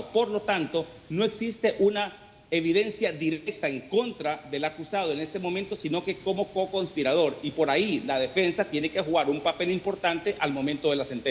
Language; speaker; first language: Spanish; native; Spanish